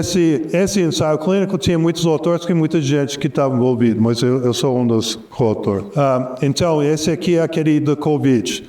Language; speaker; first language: Portuguese; non-native, fluent; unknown